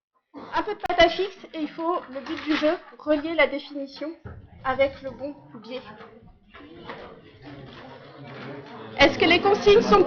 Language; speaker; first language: French; native; French